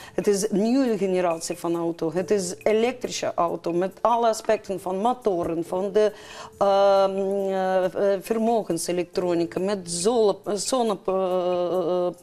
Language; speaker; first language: Dutch; non-native, fluent; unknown